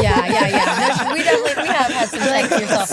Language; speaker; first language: English; native; English